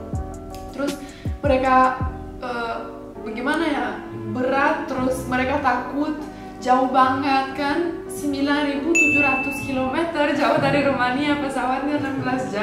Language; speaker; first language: Indonesian; non-native, fluent; Romanian